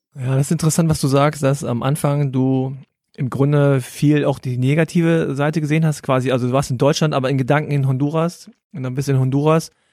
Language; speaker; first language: German; native; German